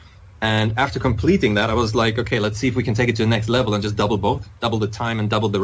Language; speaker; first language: English; non-native, fluent; German